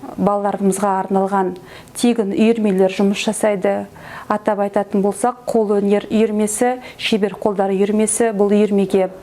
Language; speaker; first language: Kazakh; native; Kazakh